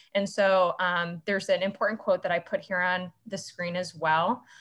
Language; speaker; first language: English; native; English